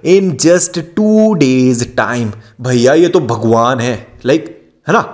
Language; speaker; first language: Hindi; native; Hindi